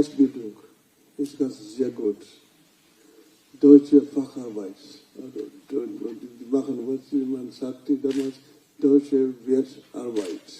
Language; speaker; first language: German; non-native, fluent; Luo (Kenya and Tanzania)